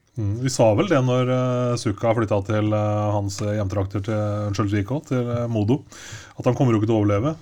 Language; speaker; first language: Norwegian; native; Norwegian